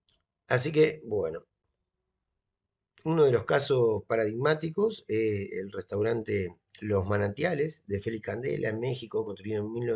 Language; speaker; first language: Spanish; native; Spanish